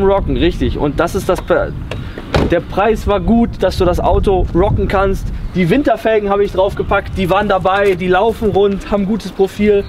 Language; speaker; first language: German; native; German